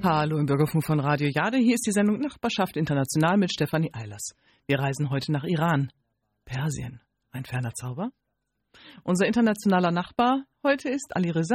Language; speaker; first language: German; native; German